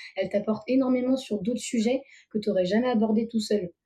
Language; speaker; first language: French; native; French